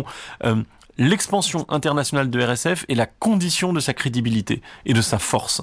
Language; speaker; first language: French; native; French